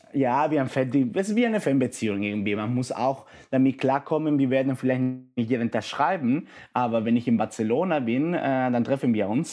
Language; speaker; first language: German; non-native, fluent; Spanish